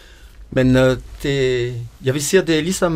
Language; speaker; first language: Danish; non-native, fluent; French